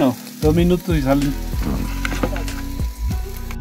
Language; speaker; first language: Spanish; native; Spanish